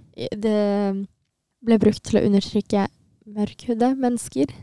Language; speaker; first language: Norwegian; early bilingual, other home language; Tigrinya